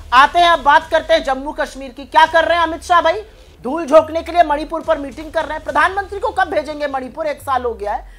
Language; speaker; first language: Hindi; native; Hindi